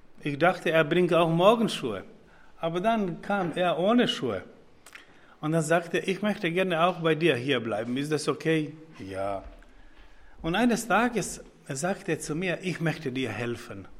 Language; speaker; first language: German; non-native, fluent; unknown